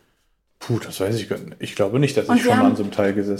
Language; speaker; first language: German; native; German